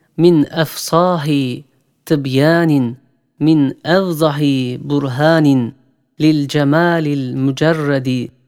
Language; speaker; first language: Arabic; non-native, fluent; Turkish